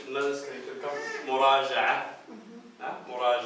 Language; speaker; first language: Russian; non-native, learner; Arabic